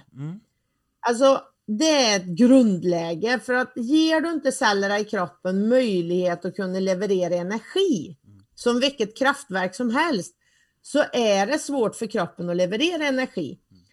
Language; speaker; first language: Swedish; native; Swedish